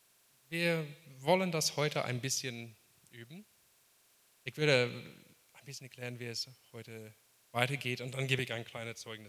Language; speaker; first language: German; non-native, fluent; English